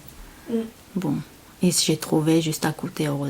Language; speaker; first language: French; non-native, learner; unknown